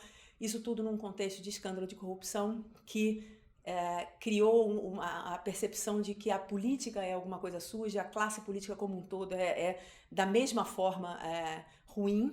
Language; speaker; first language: Portuguese; native; Portuguese